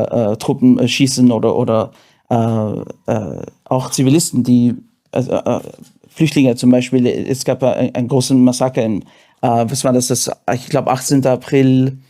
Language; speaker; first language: German; non-native, fluent; English